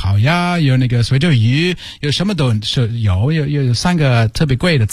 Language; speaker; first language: Chinese; non-native, learner; English